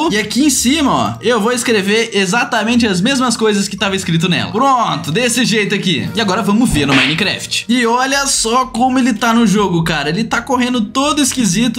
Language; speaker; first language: Portuguese; native; Portuguese